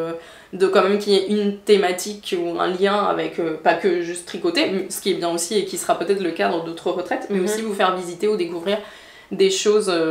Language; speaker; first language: French; native; French